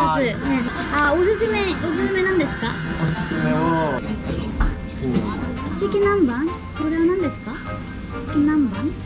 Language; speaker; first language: Japanese; non-native, learner; Korean